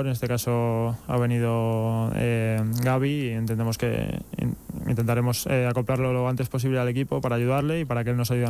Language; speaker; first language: Spanish; native; Spanish